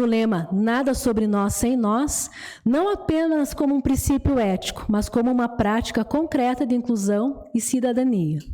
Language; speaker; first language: Portuguese; native; Portuguese